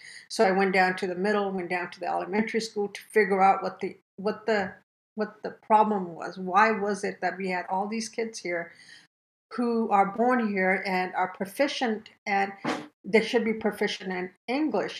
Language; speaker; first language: English; early bilingual, other home language; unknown